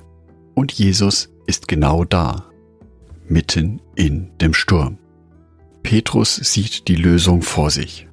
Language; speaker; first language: German; native; German